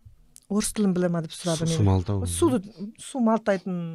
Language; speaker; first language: Kazakh; early bilingual, heritage; Kazakh